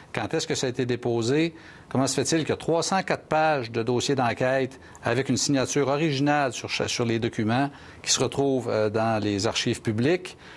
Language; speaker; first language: French; native; French